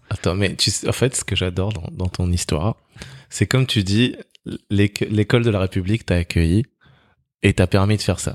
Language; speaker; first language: French; native; French